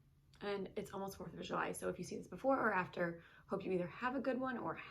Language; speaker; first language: English; native; English